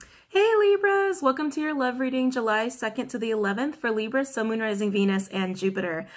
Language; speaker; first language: English; native; English